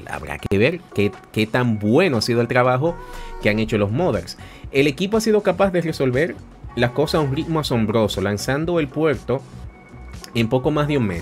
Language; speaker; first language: Spanish; native; Spanish